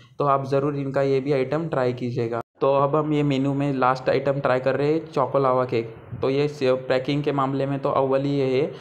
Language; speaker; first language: Hindi; non-native, local second language; Marathi